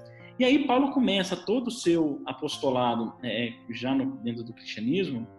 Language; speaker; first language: Portuguese; native; Portuguese